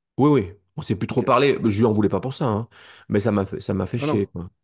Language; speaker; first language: French; native; French